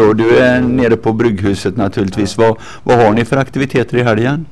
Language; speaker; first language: Swedish; native; Swedish